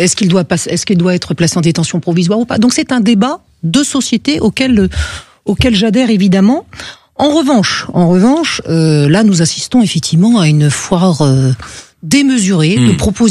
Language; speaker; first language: French; native; French